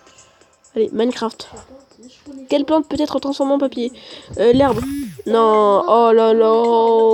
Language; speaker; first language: French; native; French